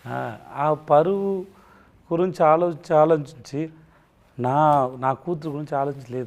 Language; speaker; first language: Telugu; non-native, learner; Tamil